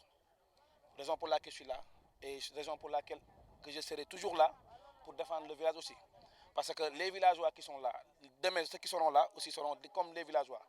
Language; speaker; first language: French; non-native, local second language; Wolof